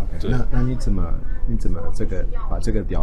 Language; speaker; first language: Chinese; non-native, fluent; Spanish